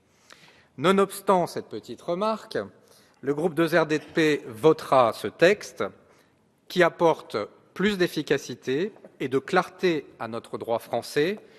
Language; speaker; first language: French; native; French